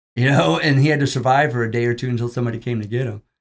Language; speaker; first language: English; native; English